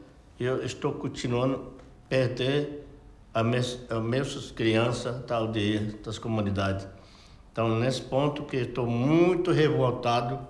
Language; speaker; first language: Portuguese; non-native, local second language; Yanomámi